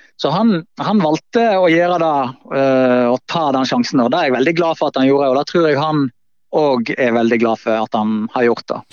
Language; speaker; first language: Norwegian; native; Norwegian